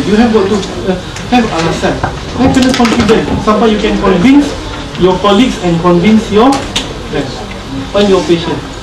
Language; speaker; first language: English; non-native, local second language; Malay